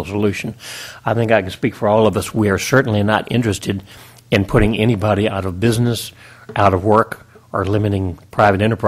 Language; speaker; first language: English; native; English